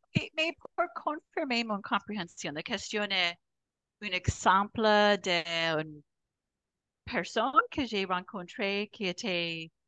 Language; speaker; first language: French; non-native, fluent; English